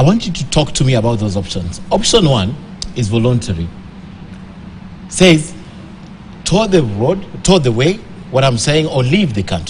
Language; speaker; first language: English; non-native, local second language; Swahili